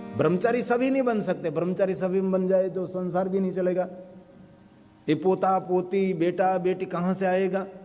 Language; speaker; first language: Hindi; non-native, local second language; Gujarati